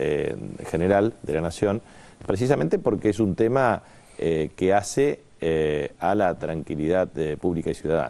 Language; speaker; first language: Spanish; native; Spanish